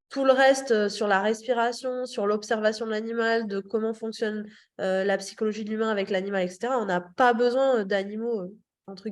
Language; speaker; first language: French; native; French